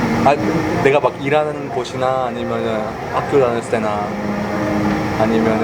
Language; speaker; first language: Korean; early bilingual, heritage; Korean